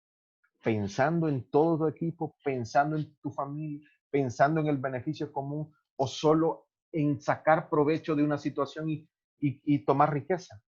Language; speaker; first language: Spanish; native; Spanish